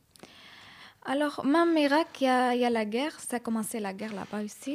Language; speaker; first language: French; non-native, learner; Arabic